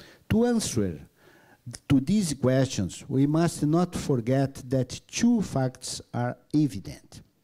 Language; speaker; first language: English; non-native, learner; Portuguese